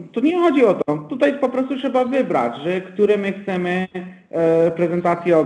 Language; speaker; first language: Polish; non-native, fluent; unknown